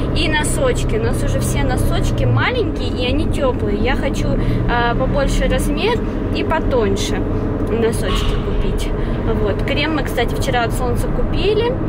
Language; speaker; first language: Russian; native; Russian